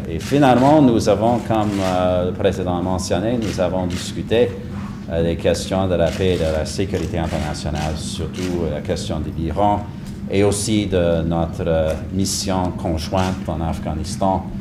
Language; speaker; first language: French; non-native, fluent; English